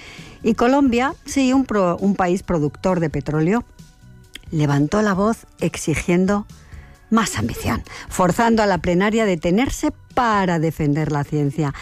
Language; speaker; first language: Spanish; native; Spanish